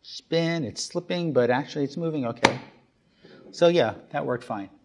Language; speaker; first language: English; native; English